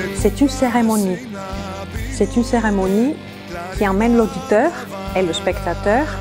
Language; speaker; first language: French; non-native, fluent; Greek